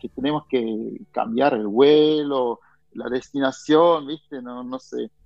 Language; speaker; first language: Spanish; non-native, fluent; German